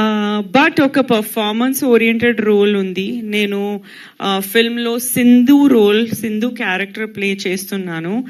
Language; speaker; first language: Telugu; non-native, local second language; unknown